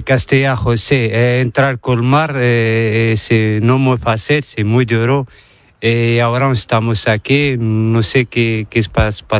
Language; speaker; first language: Spanish; non-native, learner; Arabic